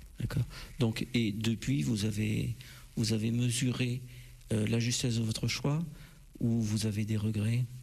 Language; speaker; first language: French; native; French